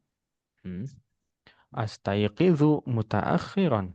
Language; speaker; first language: Arabic; non-native, fluent; Indonesian